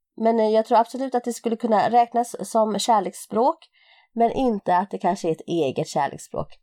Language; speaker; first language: Swedish; native; Swedish